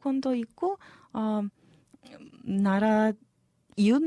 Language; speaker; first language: Korean; non-native, fluent; Serbian